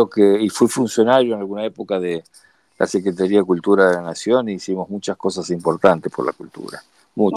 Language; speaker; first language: Spanish; native; Spanish